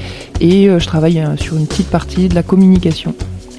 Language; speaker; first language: French; native; French